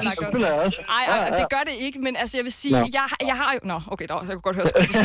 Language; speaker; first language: Danish; native; Danish